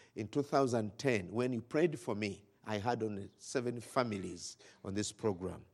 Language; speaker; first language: English; non-native, local second language; Ganda